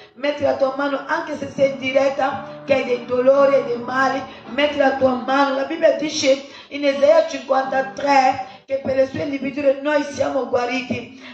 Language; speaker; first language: Italian; non-native, fluent; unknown